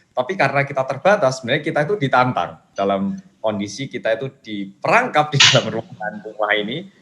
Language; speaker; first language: Indonesian; non-native, fluent; Korean